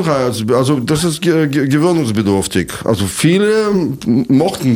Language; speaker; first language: German; non-native, fluent; Russian